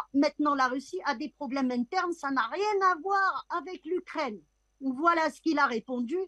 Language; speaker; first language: French; non-native, local second language; Arabic